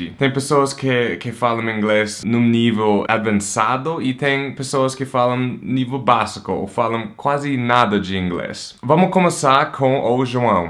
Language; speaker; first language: Portuguese; non-native, fluent; English